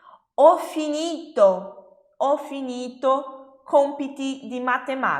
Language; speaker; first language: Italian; non-native, fluent; Portuguese